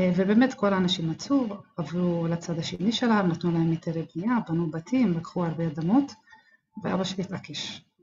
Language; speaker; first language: Hebrew; non-native, local second language; Arabic